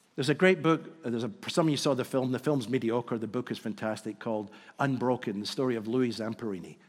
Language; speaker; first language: English; native; English